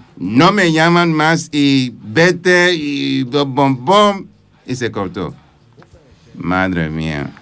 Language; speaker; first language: Spanish; non-native, fluent; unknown